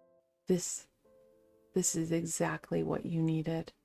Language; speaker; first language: English; native; English